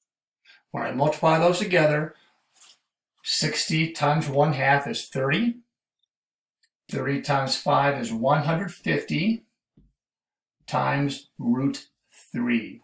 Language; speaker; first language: English; native; English